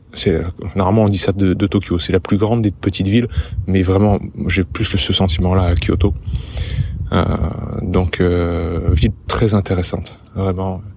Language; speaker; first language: French; native; French